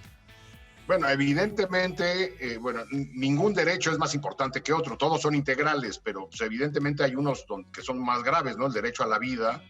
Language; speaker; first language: Spanish; native; Spanish